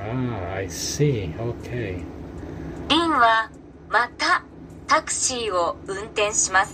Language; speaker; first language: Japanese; non-native, learner; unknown